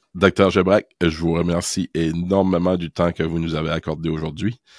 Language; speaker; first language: French; native; French